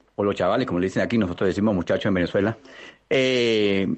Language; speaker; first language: Spanish; native; Spanish